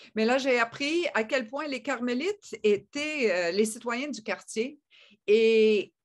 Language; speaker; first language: French; native; French